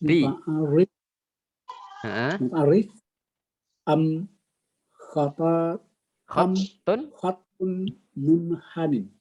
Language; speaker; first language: Arabic; non-native, learner; Indonesian